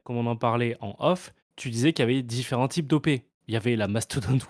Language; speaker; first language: French; native; French